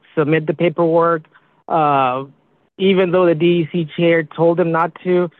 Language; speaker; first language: English; early bilingual, other home language; Spanish